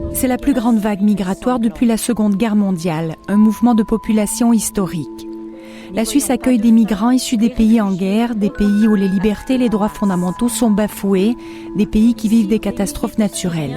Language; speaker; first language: French; native; French